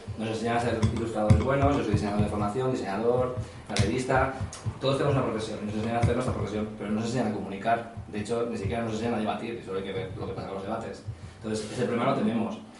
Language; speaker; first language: Spanish; native; Spanish